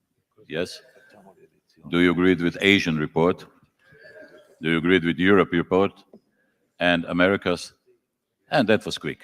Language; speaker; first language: English; non-native, fluent; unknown